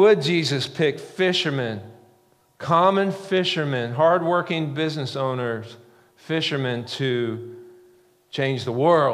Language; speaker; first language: English; native; English